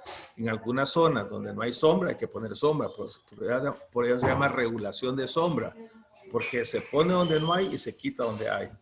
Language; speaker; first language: Spanish; native; Spanish